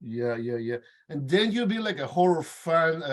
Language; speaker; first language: English; non-native, fluent; Spanish